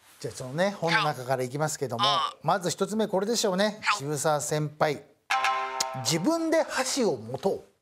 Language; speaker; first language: Japanese; native; Japanese